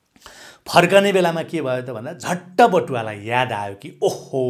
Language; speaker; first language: Nepali; native; Nepali